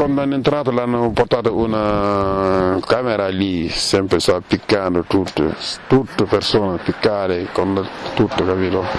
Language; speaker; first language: Italian; non-native, learner; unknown